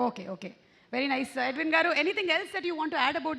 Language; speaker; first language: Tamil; non-native, fluent; Telugu